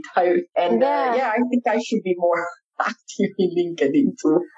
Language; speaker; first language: English; non-native, fluent; Italian